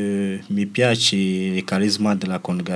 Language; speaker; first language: Italian; non-native, learner; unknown